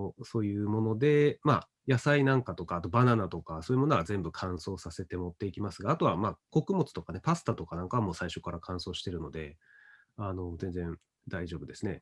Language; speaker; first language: Japanese; native; Japanese